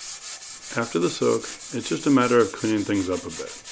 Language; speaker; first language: English; native; English